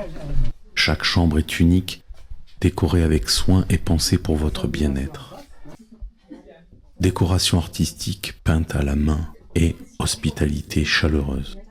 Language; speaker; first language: French; native; French